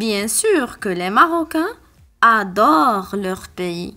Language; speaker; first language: French; non-native, local second language; Arabic